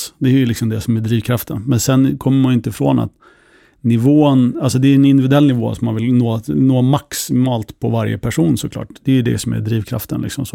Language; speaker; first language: Swedish; native; Swedish